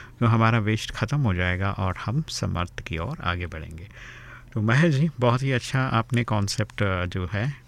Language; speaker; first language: Hindi; native; Hindi